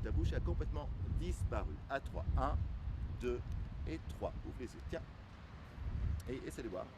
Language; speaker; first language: French; native; French